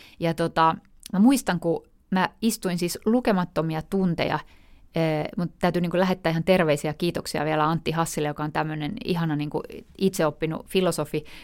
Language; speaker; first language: Finnish; native; Finnish